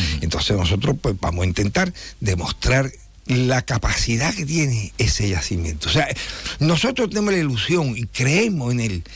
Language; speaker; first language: Spanish; native; Spanish